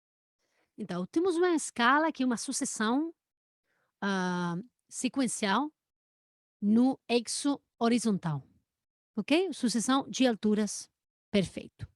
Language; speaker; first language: Portuguese; non-native, learner; Spanish